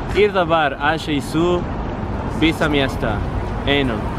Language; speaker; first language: Lithuanian; non-native, learner; Spanish